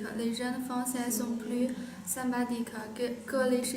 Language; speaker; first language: French; non-native, learner; Chinese